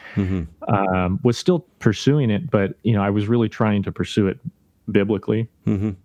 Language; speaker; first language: English; native; English